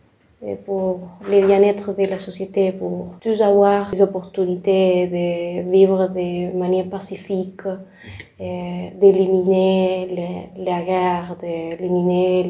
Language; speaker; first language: French; non-native, learner; Spanish